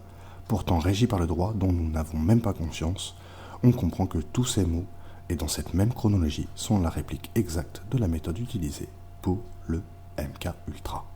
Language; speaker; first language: French; native; French